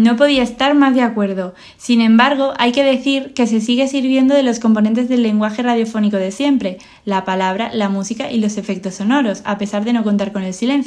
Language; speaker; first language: Spanish; native; Spanish